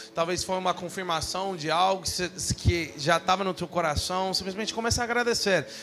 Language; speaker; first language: Portuguese; non-native, fluent; English